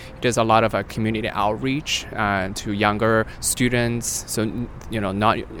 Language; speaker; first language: English; non-native, fluent; Chinese